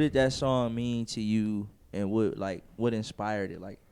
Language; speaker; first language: English; native; English